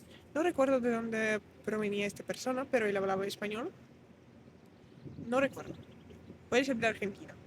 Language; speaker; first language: Spanish; non-native, fluent; Russian